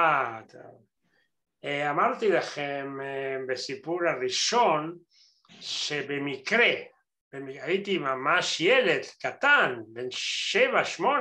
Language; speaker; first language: Hebrew; non-native, fluent; Spanish